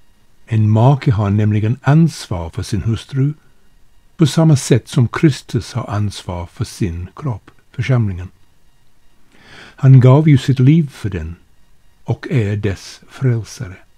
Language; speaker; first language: Swedish; non-native, fluent; English